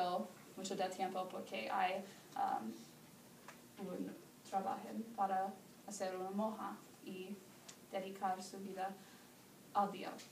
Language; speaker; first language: Spanish; non-native, learner; English